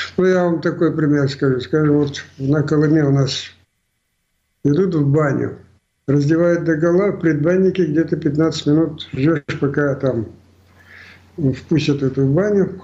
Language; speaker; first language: Russian; non-native, local second language; Crimean Tatar